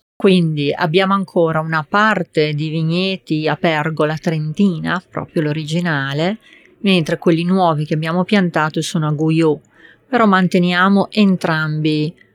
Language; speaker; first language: Italian; native; Italian